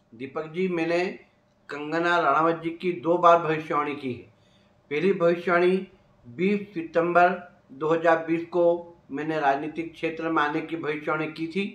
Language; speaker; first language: Hindi; native; Hindi